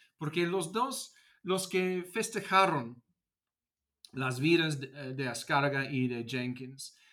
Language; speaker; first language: Spanish; non-native, fluent; English